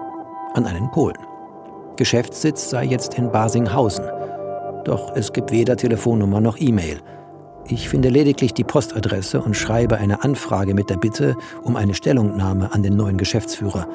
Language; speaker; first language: German; native; German